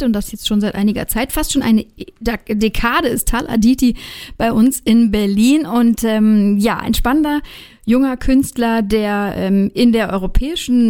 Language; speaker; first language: German; native; German